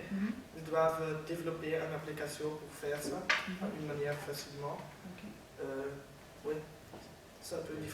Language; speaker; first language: French; non-native, learner; Dutch